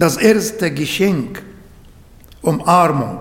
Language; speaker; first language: German; non-native, fluent; Arabic